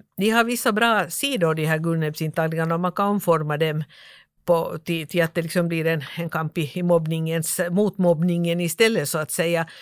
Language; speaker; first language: Swedish; native; Swedish